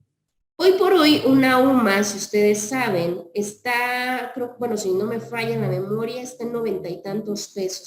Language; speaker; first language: Spanish; native; Spanish